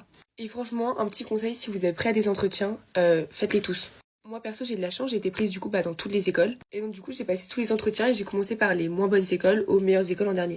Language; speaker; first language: French; native; French